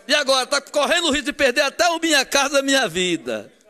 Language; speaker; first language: Portuguese; native; Portuguese